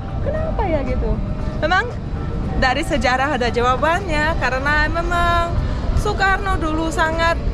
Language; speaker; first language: Indonesian; non-native, fluent; Russian